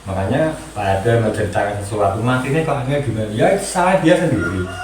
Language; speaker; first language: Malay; non-native, local second language; Javanese